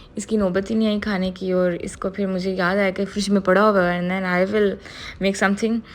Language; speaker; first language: Urdu; native; Urdu